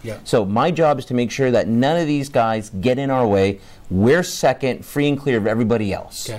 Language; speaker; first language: English; native; English